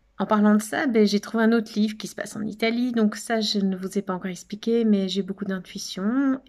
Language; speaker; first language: French; native; French